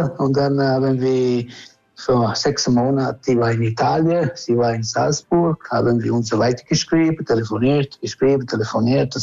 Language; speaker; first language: German; non-native, fluent; Italian